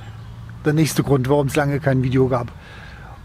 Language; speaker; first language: German; native; German